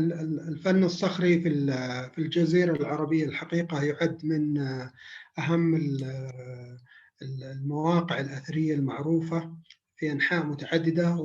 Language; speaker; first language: Arabic; native; Arabic